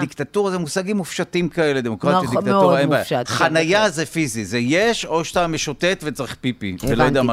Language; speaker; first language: Hebrew; native; Hebrew